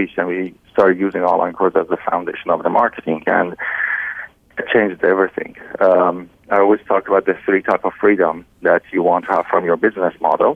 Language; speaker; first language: English; non-native, fluent; Persian